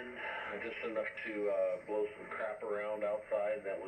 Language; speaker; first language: English; native; English